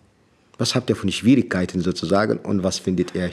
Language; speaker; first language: German; non-native, fluent; Arabic